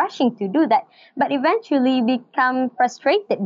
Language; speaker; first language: English; non-native, local second language; Malay